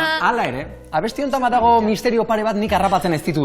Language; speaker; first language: Basque; native; Basque